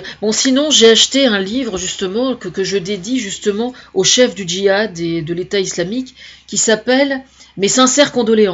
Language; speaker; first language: French; native; French